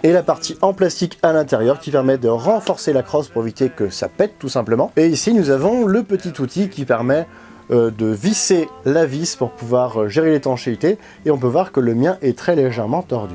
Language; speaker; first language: French; native; French